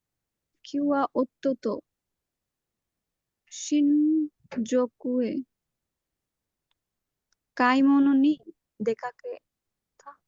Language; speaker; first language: Japanese; non-native, learner; Bangla